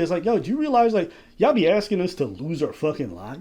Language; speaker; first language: English; native; English